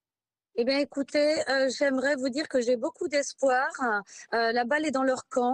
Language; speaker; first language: French; native; French